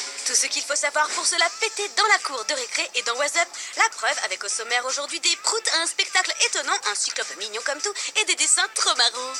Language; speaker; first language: French; native; French